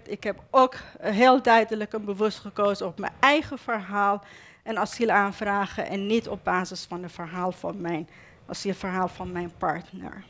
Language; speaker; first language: Dutch; non-native, fluent; Persian